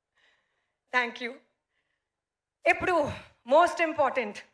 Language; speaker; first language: Telugu; non-native, learner; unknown